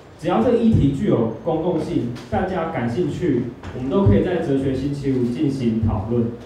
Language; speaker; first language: Chinese; native; Chinese